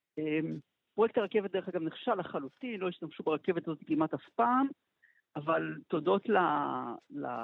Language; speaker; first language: Hebrew; native; Hebrew